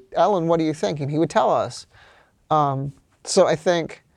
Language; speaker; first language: English; native; English